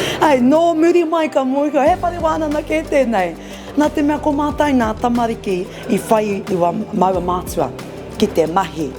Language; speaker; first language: Māori; native; Māori